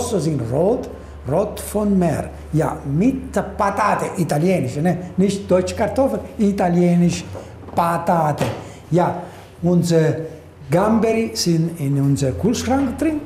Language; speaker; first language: German; non-native, learner; Italian